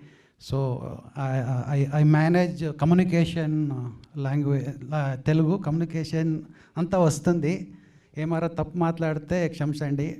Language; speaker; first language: Telugu; non-native, learner; Kannada